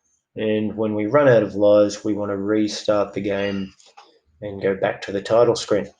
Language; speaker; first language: English; native; English